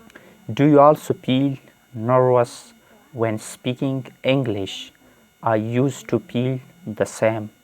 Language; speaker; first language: English; non-native, fluent; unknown